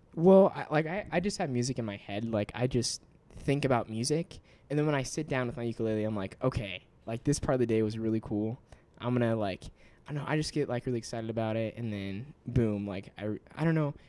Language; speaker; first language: English; native; English